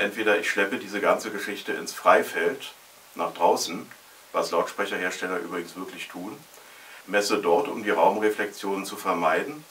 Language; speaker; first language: German; native; German